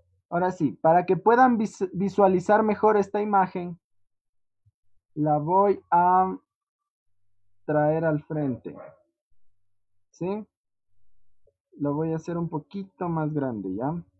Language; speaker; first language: Spanish; native; Spanish